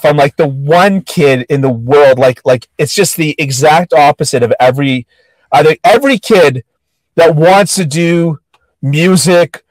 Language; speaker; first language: English; native; English